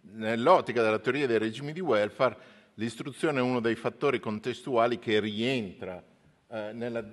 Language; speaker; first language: Italian; native; Italian